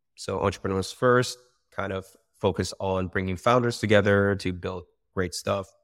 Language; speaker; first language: English; non-native, fluent; Persian